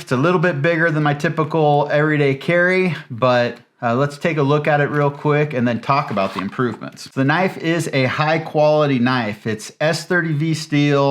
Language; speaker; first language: English; native; English